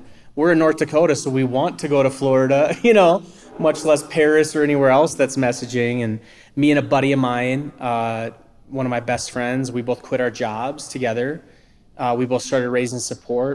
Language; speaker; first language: English; native; English